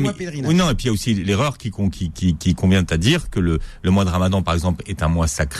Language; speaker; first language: French; native; French